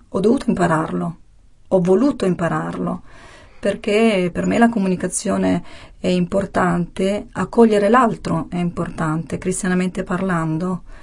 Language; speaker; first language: Italian; native; Italian